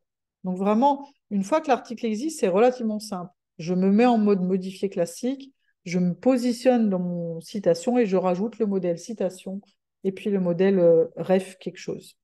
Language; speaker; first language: French; native; French